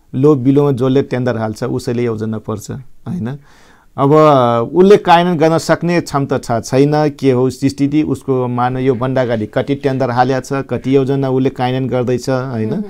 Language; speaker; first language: Nepali; non-native, local second language; Rana Tharu